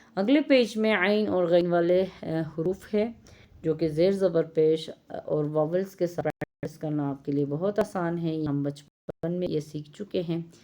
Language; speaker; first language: Urdu; non-native, fluent; Persian